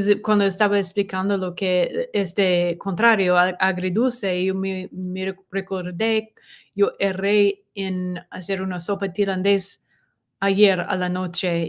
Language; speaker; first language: Spanish; non-native, learner; English